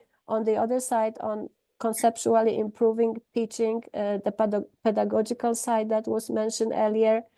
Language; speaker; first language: English; non-native, fluent; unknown